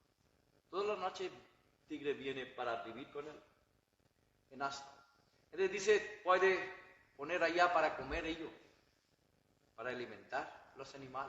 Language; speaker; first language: Spanish; non-native, learner; Bangla